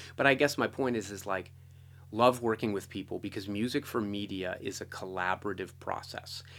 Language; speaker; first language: English; native; English